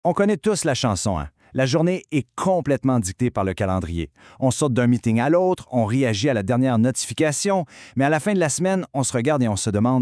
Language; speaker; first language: French; native; French